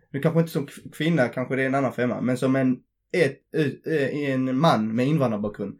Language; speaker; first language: Swedish; early bilingual, other home language; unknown